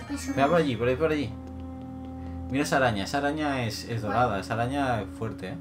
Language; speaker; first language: Spanish; native; Spanish